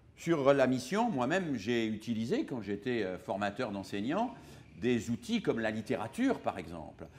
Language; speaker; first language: French; native; French